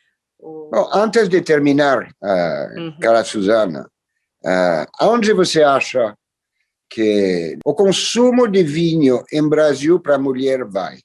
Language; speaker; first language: Portuguese; non-native, fluent; French